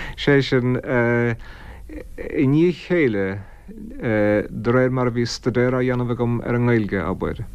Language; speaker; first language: Irish; non-native, local second language; English